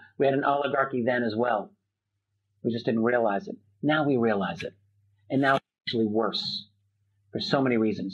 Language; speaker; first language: English; native; English